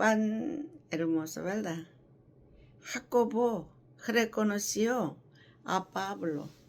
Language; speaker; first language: Spanish; non-native, learner; Korean